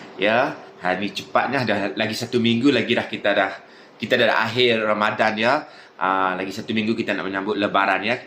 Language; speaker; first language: Malay; native; Malay